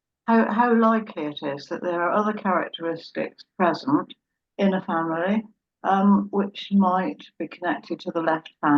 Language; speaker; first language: English; native; English